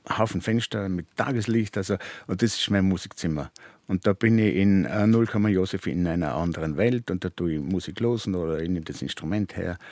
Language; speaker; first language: German; native; German